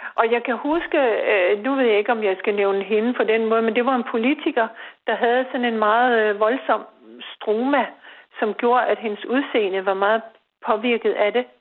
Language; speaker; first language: Danish; native; Danish